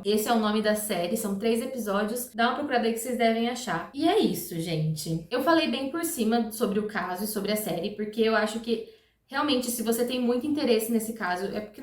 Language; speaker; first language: Portuguese; native; Portuguese